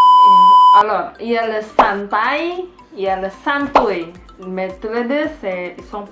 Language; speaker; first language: French; non-native, learner; Indonesian